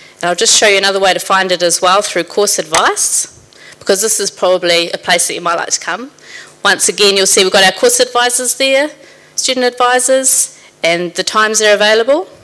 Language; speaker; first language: English; native; English